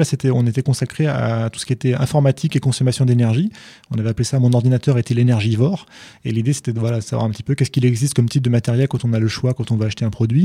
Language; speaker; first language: French; native; French